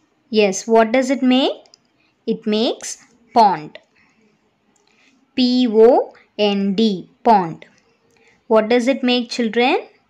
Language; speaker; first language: English; non-native, local second language; Tamil